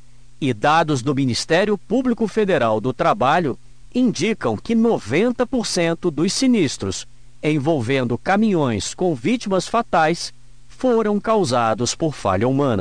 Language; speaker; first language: Portuguese; native; Portuguese